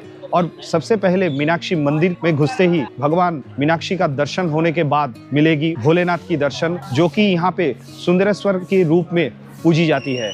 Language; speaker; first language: Hindi; non-native, local second language; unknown